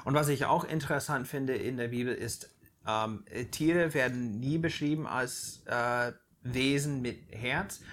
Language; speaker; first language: German; non-native, fluent; English